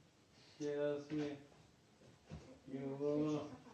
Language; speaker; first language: Russian; native; Russian